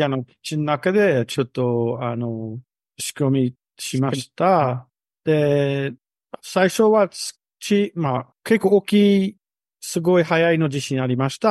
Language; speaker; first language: Japanese; non-native, learner; English